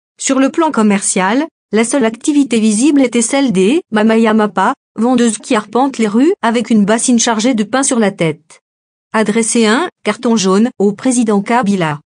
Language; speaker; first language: French; non-native, local second language; Lingala